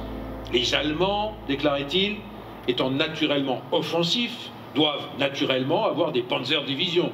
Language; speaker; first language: French; native; French